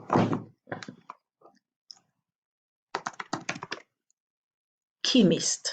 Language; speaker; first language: Albanian; non-native, learner; English